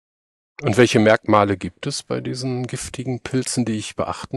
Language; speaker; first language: German; native; German